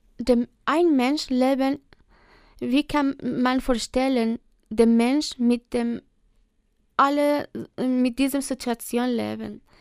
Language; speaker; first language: German; non-native, learner; Persian